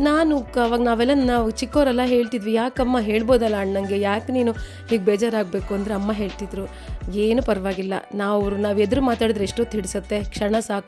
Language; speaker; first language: Kannada; native; Kannada